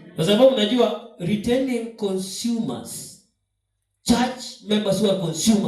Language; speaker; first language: English; non-native, local second language; Swahili